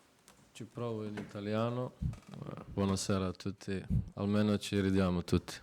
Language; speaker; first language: Italian; non-native, fluent; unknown